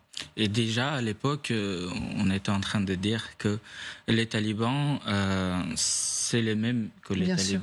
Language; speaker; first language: French; non-native, fluent; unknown